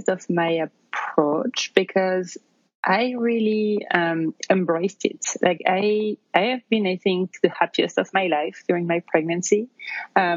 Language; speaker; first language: English; non-native, fluent; French